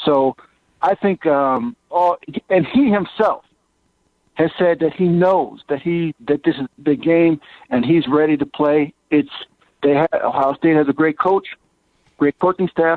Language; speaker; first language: English; native; English